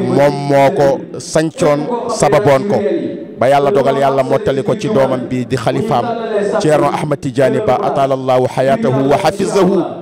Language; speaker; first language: Wolof; non-native, local second language; Fula